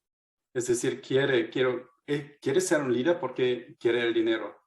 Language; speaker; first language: Spanish; non-native, fluent; German